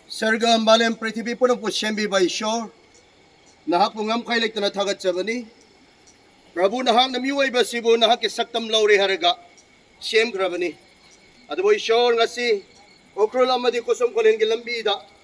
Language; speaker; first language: Manipuri; non-native, local second language; Rongmei Naga